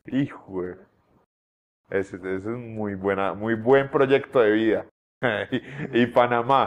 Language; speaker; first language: Spanish; native; Spanish